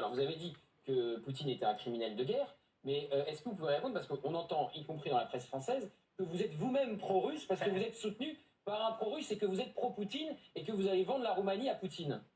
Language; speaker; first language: French; native; French